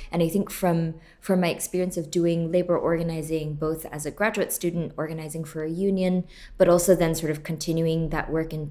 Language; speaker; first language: English; native; English